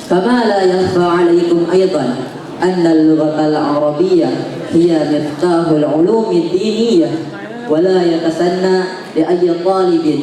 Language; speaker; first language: Arabic; non-native, learner; Indonesian